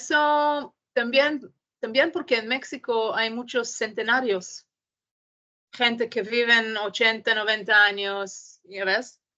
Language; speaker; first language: Spanish; non-native, learner; English